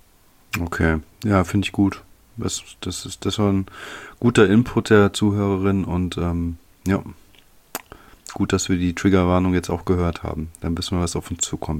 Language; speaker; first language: German; native; German